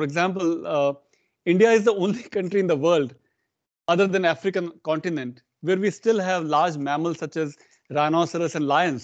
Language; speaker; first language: English; non-native, local second language; Hindi